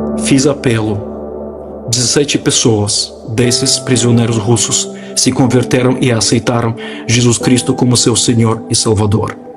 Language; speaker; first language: Portuguese; non-native, fluent; Ukrainian